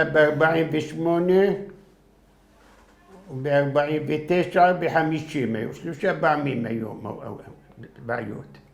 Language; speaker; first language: Hebrew; non-native, fluent; Arabic